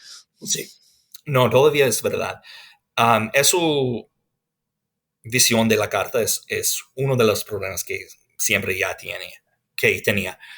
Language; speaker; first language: Spanish; non-native, fluent; English